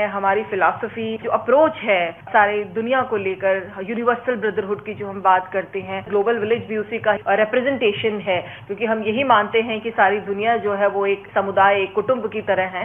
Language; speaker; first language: Hindi; native; Hindi